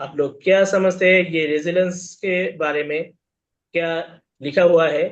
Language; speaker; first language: Hindi; non-native, fluent; Bangla